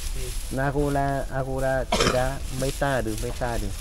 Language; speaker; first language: Portuguese; non-native, learner; Vietnamese